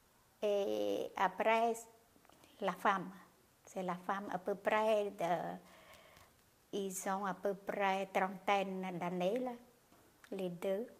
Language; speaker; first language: French; non-native, learner; Khmer